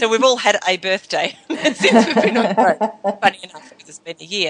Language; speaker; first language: English; native; English